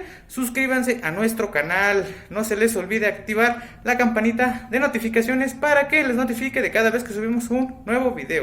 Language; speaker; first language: Spanish; native; Spanish